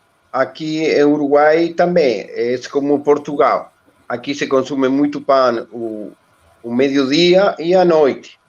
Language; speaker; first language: Portuguese; non-native, learner; Spanish